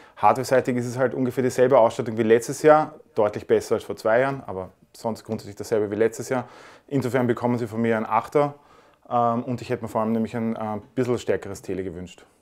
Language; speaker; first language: German; native; German